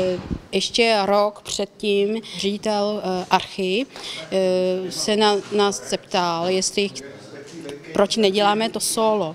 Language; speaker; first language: Czech; non-native, fluent; Chinese